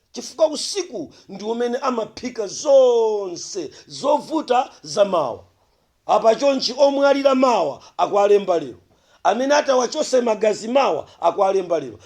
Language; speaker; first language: Nyanja; native; Nyanja